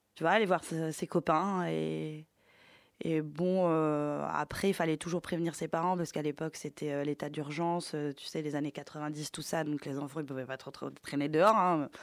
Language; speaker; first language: French; early bilingual, other home language; Ukrainian